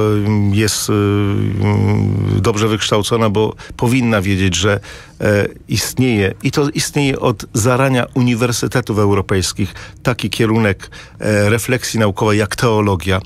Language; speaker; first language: Polish; native; Polish